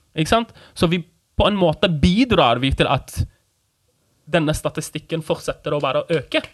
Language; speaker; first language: Norwegian; non-native, fluent; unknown